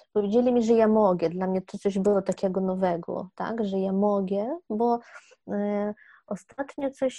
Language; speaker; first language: Polish; non-native, fluent; Ukrainian